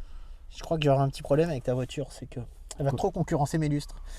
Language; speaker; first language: French; native; French